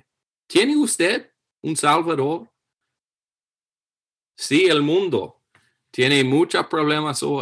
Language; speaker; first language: Spanish; non-native, fluent; English